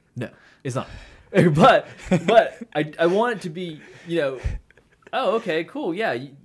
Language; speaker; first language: English; native; English